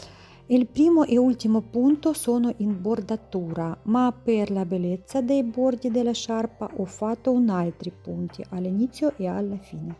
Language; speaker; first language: Italian; non-native, learner; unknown